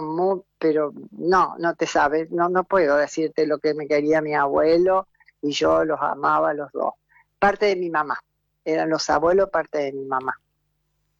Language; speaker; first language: Spanish; native; Spanish